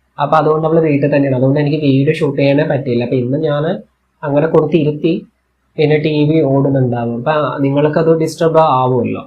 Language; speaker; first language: Malayalam; native; Malayalam